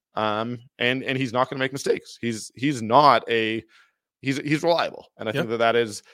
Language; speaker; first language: English; native; English